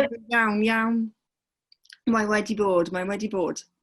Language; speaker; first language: Welsh; non-native, fluent; English